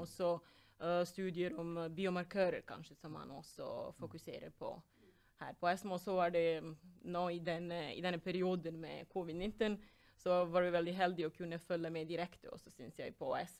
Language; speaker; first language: Norwegian; non-native, fluent; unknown